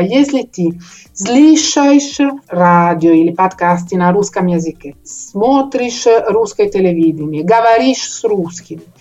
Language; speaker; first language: Russian; non-native, learner; Italian